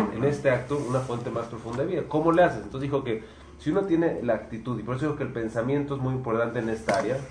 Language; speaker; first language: Spanish; native; Spanish